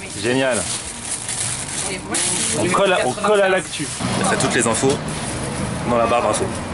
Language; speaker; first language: French; native; French